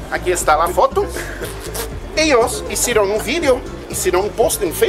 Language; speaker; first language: Spanish; non-native, fluent; Portuguese